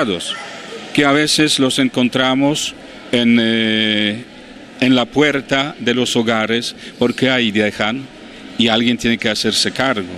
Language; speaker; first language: Spanish; non-native, fluent; Polish